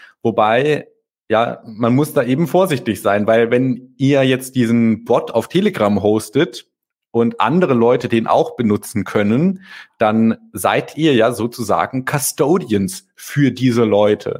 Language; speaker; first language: German; native; German